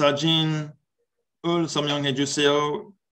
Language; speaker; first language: Korean; non-native, learner; English